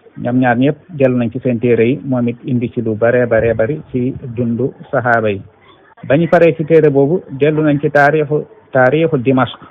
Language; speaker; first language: Wolof; non-native, local second language; Fula